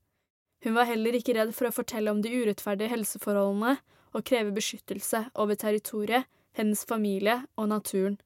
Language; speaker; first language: Norwegian; native; Norwegian